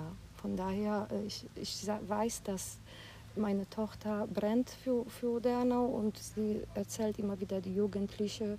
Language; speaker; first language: German; non-native, fluent; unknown